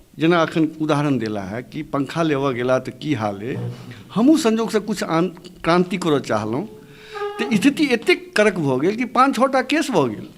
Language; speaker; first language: Maithili; native; Maithili